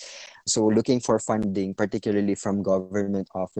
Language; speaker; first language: English; non-native, local second language; Cebuano